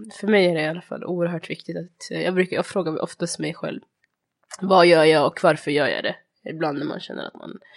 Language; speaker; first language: Swedish; early bilingual, other home language; Somali